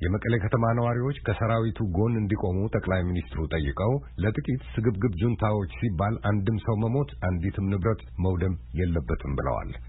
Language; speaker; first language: Amharic; native; Amharic